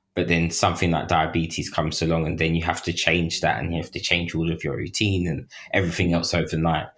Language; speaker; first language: English; native; English